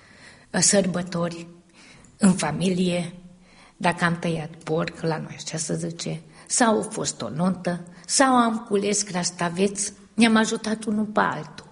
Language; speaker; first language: Romanian; early bilingual, heritage; Romanian